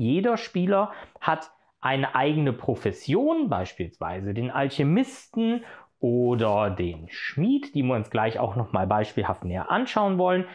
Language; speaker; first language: German; native; German